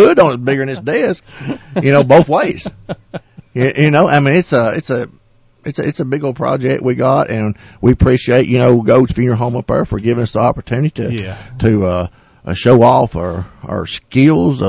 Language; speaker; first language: English; native; English